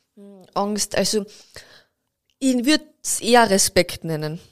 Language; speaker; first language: German; native; German